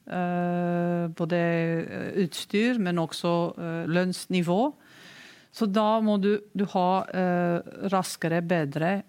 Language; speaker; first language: Norwegian; non-native, fluent; Romanian